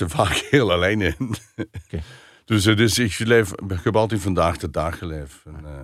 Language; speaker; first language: Dutch; native; Dutch